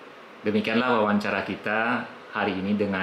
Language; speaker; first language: Indonesian; native; Indonesian